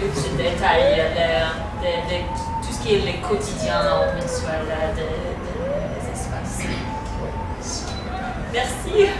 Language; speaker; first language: French; non-native, fluent; English